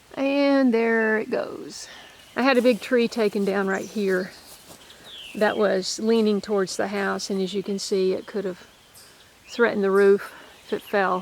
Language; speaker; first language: English; native; English